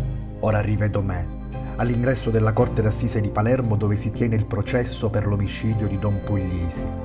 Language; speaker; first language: Italian; native; Italian